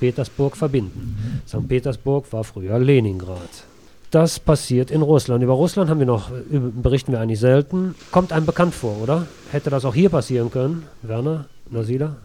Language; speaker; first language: German; native; German